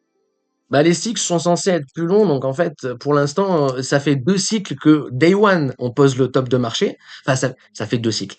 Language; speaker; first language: French; native; French